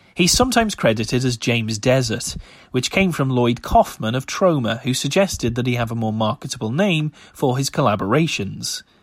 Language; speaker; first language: English; native; English